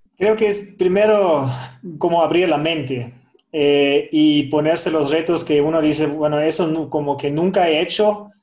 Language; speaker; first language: Spanish; non-native, fluent; German